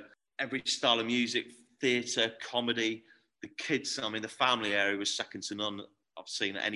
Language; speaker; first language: English; native; English